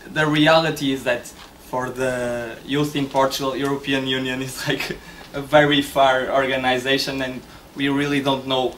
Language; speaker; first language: English; non-native, learner; Portuguese